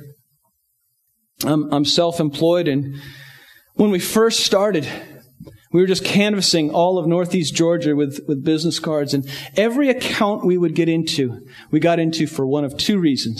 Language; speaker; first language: English; native; English